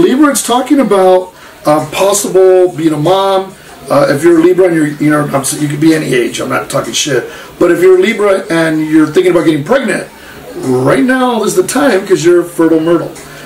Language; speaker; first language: English; early bilingual, other home language; Spanish